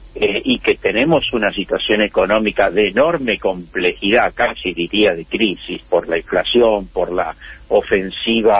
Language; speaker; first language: Spanish; native; Spanish